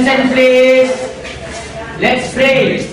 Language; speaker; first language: English; non-native, learner; Indonesian